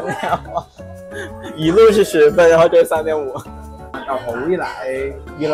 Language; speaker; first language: Chinese; early bilingual, heritage; Vietnamese